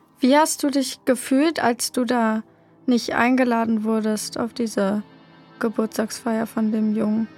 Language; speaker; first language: German; native; German